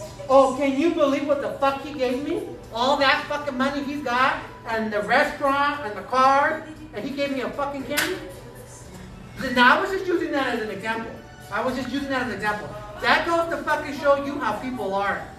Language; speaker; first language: English; early bilingual, other home language; Spanish